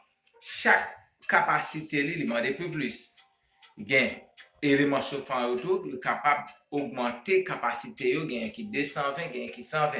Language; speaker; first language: French; non-native, local second language; Haitian Creole